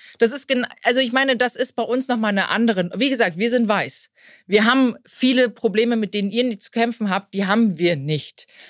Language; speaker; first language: German; native; German